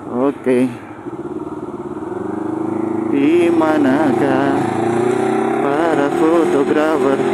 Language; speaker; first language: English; non-native, learner; Indonesian